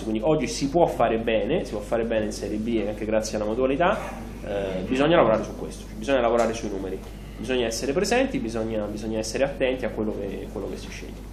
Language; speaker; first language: Italian; native; Italian